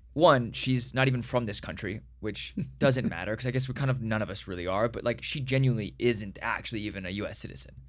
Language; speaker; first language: English; native; English